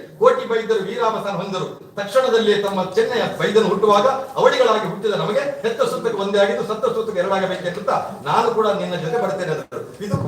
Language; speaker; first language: Kannada; non-native, local second language; Tulu